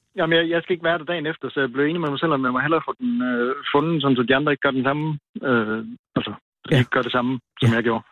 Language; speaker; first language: Danish; native; Danish